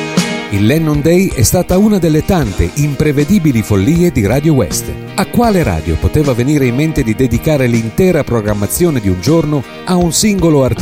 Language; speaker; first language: Italian; native; Italian